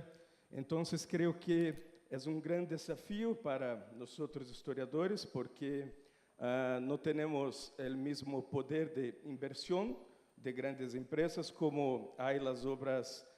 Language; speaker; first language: Spanish; non-native, fluent; Portuguese